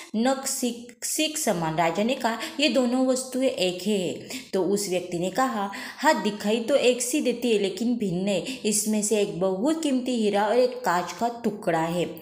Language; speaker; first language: Hindi; non-native, local second language; Marathi